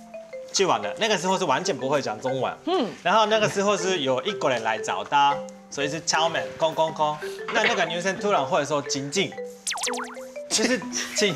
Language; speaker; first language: Chinese; non-native, learner; Japanese